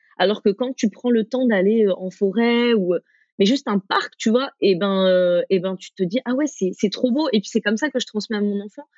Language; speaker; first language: French; early bilingual, other home language; Arabic